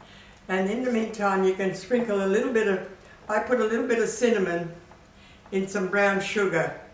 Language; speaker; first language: English; native; English